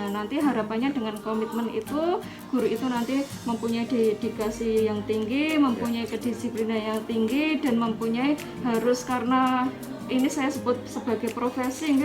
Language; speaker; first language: Indonesian; native; Indonesian